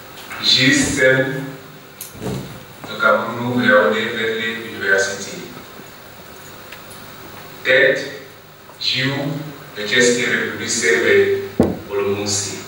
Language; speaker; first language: Czech; non-native, learner; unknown